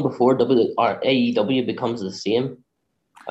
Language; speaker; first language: English; native; English